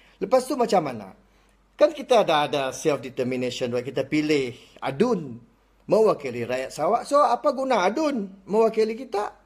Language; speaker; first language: Malay; non-native, local second language; Iban